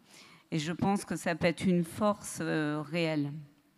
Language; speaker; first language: French; native; French